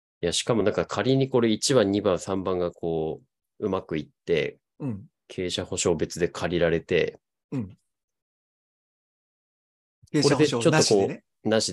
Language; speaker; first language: Japanese; native; Japanese